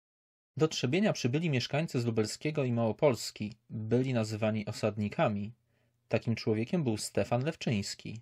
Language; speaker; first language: Polish; native; Polish